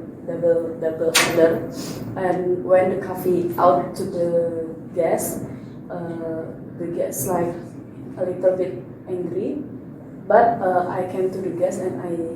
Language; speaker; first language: English; non-native, learner; Indonesian